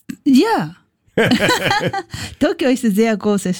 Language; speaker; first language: German; non-native, learner; Japanese